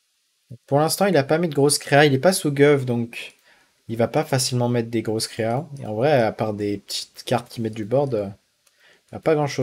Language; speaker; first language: French; native; French